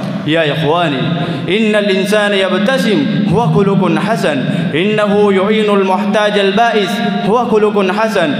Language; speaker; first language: Arabic; non-native, learner; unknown